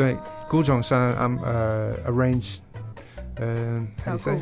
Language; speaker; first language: Chinese; non-native, fluent; English